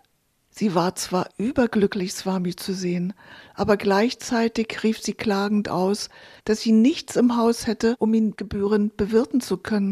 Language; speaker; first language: German; native; German